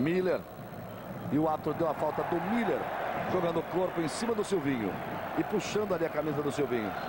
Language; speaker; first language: Portuguese; native; Portuguese